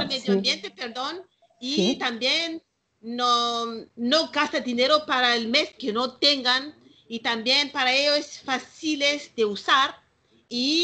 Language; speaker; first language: Spanish; non-native, learner; Malagasy